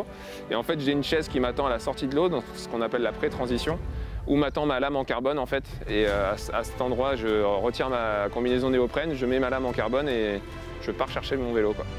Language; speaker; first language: French; native; French